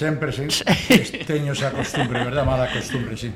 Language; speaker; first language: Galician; non-native, local second language; Spanish